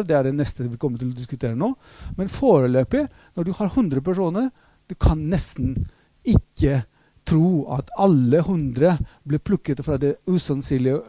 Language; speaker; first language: Norwegian; non-native, fluent; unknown